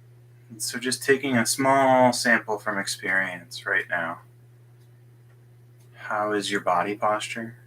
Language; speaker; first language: English; native; English